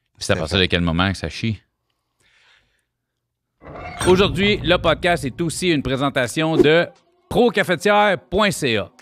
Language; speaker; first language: French; native; French